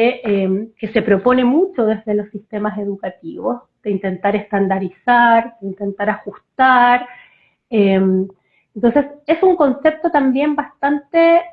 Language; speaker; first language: Spanish; native; Spanish